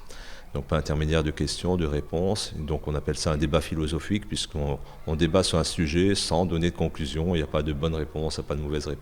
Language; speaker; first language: French; native; French